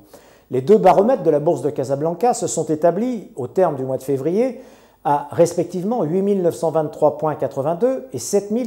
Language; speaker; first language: French; non-native, local second language; Arabic